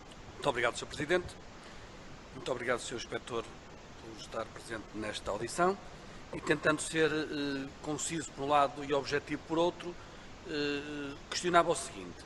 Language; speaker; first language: Portuguese; native; Portuguese